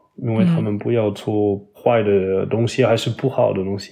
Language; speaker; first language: Chinese; non-native, fluent; French